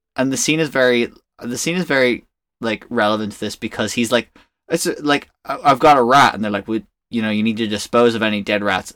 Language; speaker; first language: English; native; English